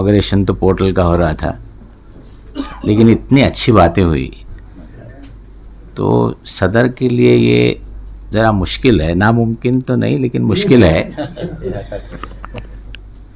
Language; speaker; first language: Hindi; native; Hindi